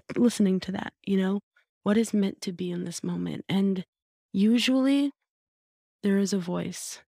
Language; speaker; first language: English; native; English